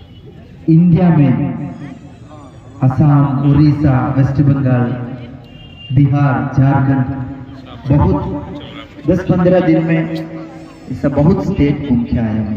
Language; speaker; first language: Hindi; non-native, local second language; Malayalam